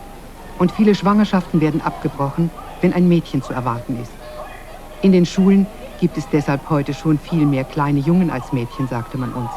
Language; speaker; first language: German; native; German